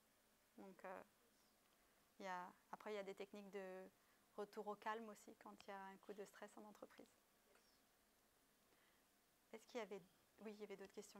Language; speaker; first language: French; native; French